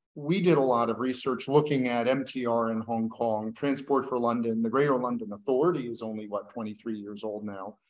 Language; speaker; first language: English; native; English